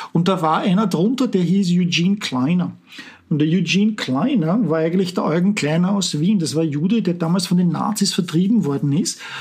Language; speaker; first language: German; native; German